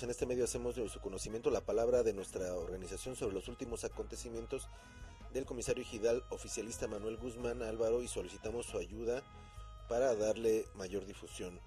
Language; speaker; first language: Spanish; native; Spanish